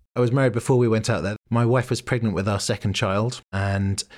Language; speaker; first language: English; native; English